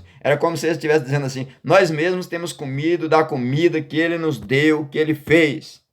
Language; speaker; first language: Portuguese; native; Portuguese